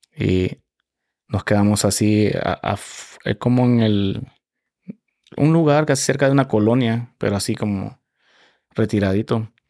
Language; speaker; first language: Spanish; native; Spanish